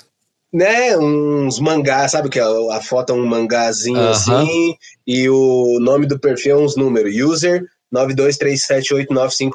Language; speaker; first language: Portuguese; native; Portuguese